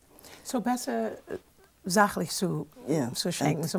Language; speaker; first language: German; non-native, fluent; English